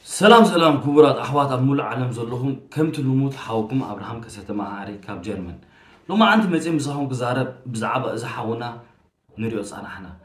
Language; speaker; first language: Tigrinya; early bilingual, heritage; Tigrinya